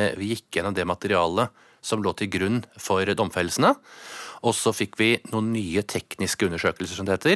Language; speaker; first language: Norwegian; native; Norwegian